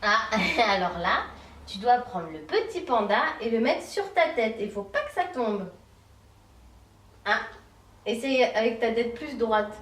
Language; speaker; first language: French; native; French